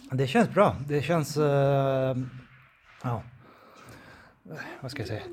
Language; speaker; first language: Swedish; non-native, fluent; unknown